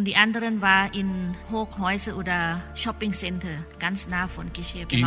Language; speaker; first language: German; non-native, learner; Thai